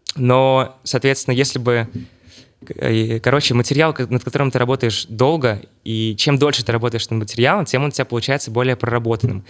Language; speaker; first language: Russian; native; Russian